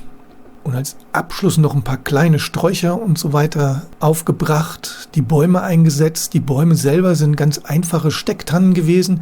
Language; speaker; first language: German; native; German